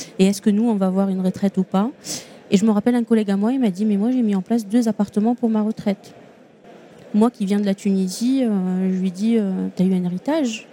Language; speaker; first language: French; non-native, local second language; Arabic